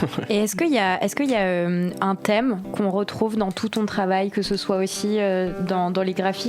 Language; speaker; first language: French; native; French